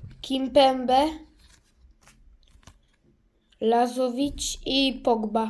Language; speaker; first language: Polish; early bilingual, heritage; Polish